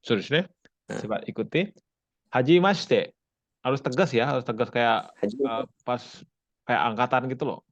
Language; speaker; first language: Indonesian; native; Indonesian